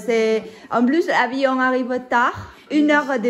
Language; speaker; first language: French; non-native, learner; Vietnamese